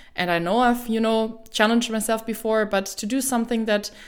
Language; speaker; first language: English; non-native, fluent; German